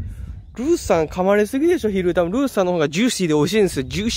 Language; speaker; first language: Japanese; native; Japanese